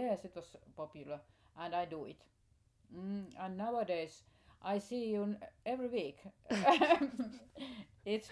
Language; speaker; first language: English; non-native, learner; Finnish